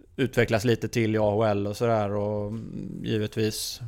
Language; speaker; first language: Swedish; native; Swedish